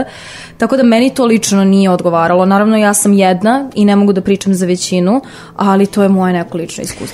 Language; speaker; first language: Serbian; native; Serbian